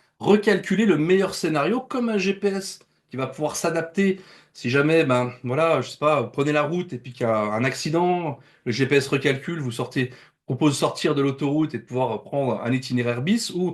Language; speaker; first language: French; native; French